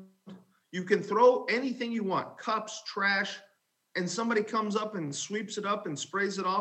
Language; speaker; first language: English; native; English